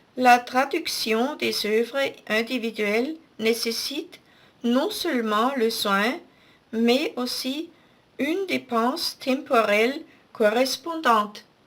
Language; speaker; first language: French; non-native, fluent; German